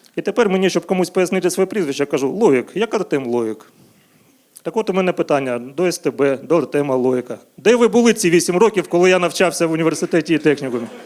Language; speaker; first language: Ukrainian; native; Ukrainian